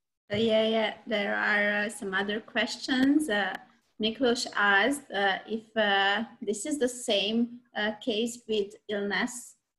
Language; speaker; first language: English; non-native, fluent; Hungarian